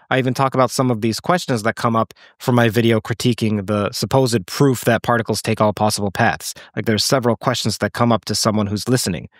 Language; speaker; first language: English; native; English